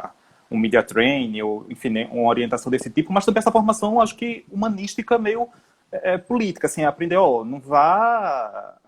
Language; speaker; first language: Portuguese; native; Portuguese